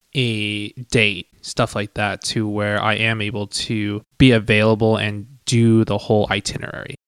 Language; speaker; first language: English; early bilingual, other home language; Cantonese